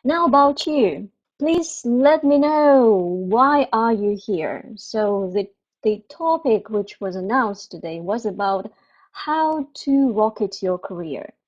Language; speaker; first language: English; non-native, fluent; Russian